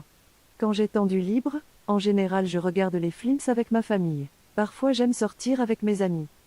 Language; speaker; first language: French; non-native, learner; Bangla